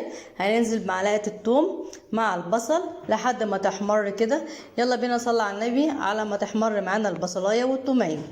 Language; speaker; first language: Arabic; native; Arabic